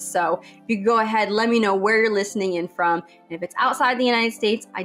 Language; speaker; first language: English; native; English